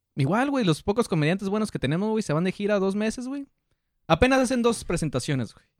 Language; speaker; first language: Spanish; native; Spanish